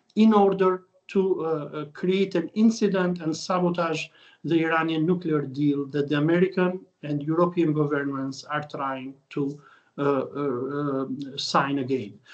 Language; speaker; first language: English; non-native, fluent; Albanian